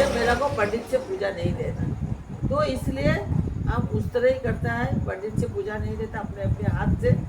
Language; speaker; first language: Hindi; non-native, local second language; Bangla